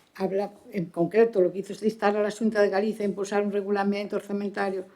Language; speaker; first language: Spanish; native; Spanish